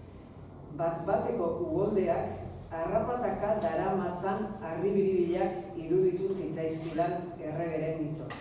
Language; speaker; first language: Basque; native; Basque